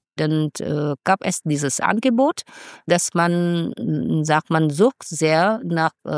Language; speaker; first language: German; non-native, fluent; Vietnamese